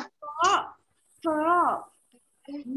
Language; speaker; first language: English; non-native, learner; Vietnamese